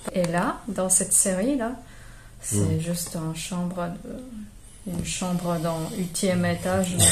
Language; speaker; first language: French; non-native, fluent; Japanese